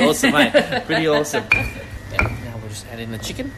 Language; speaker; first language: English; native; English